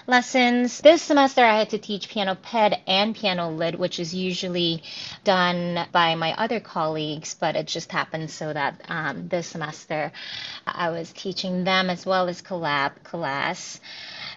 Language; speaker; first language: English; native; English